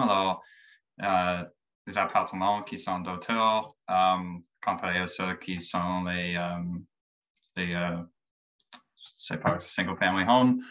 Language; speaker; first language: French; non-native, learner; English